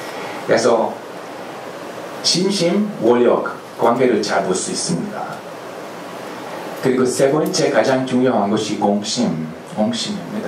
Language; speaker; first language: Korean; non-native, fluent; Hungarian